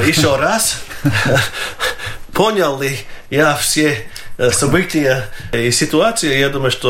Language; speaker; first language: Russian; non-native, fluent; Latvian